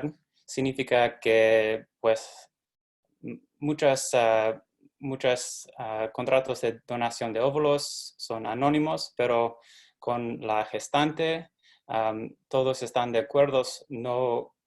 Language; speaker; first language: Spanish; non-native, fluent; English